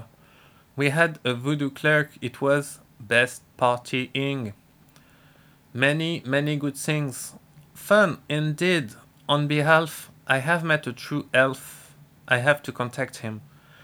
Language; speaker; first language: English; non-native, fluent; French